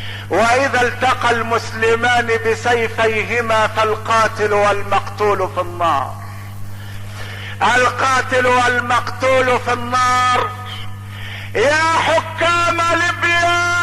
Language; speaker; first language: Arabic; native; Arabic